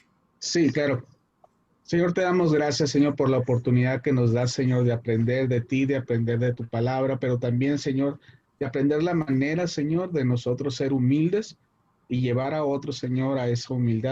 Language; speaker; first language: Spanish; native; Spanish